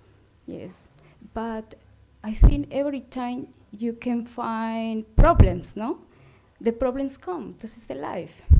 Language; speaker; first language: English; non-native, learner; Spanish